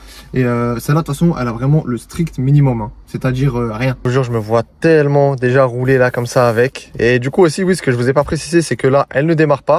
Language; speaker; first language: French; native; French